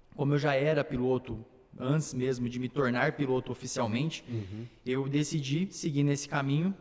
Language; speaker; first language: Portuguese; early bilingual, other home language; Slovak